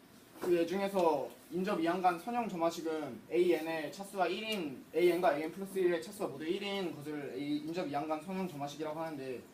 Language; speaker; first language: Korean; native; Korean